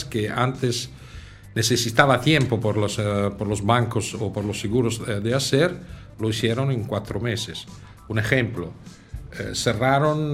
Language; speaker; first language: Spanish; non-native, fluent; Italian